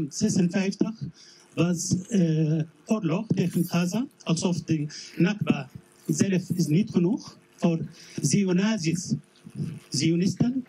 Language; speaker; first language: Dutch; non-native, learner; Arabic